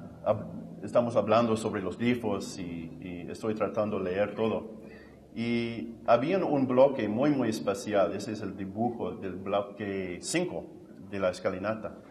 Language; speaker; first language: Spanish; non-native, fluent; English